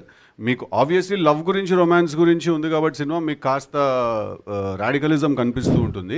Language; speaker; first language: Telugu; native; Telugu